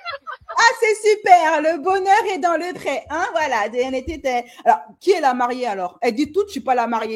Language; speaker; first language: French; native; French